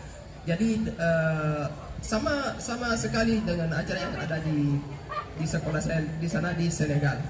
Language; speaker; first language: Indonesian; non-native, fluent; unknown